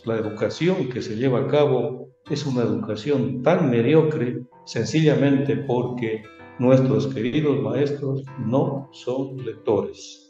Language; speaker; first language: Spanish; native; Spanish